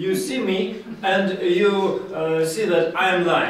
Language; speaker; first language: English; non-native, learner; Russian